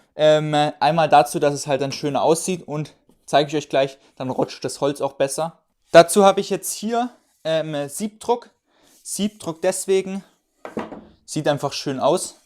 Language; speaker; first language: German; native; German